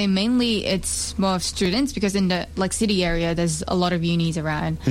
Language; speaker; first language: English; non-native, local second language; Chinese